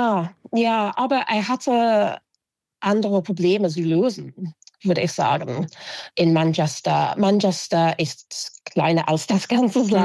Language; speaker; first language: German; non-native, fluent; English